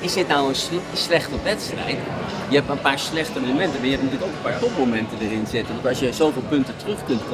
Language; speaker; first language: Dutch; native; Dutch